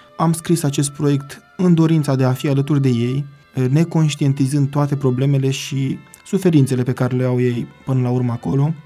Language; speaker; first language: Romanian; native; Romanian